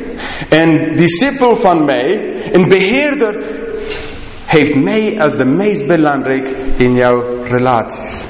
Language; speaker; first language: Dutch; non-native, fluent; English